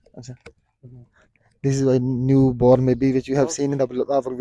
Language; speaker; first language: English; non-native, local second language; Punjabi